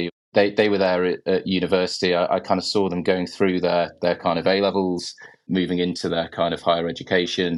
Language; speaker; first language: English; native; English